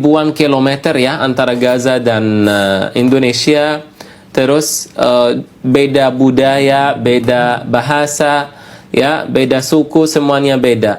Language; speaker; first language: Indonesian; non-native, fluent; Arabic